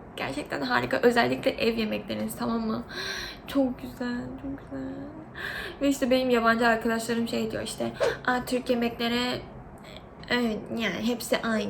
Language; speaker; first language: Turkish; non-native, fluent; Korean